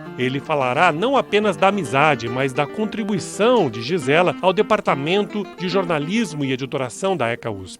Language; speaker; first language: Portuguese; native; Portuguese